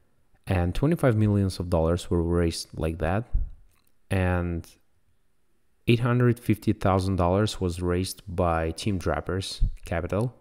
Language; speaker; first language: English; non-native, fluent; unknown